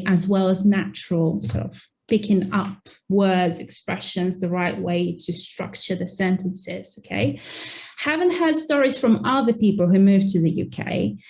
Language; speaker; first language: English; non-native, fluent; Russian